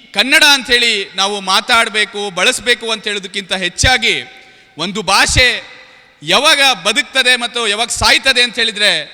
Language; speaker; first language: Kannada; non-native, local second language; Urdu